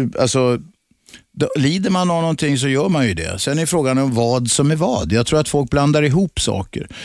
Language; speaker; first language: Swedish; native; Swedish